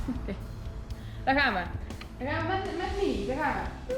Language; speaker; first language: Dutch; native; Dutch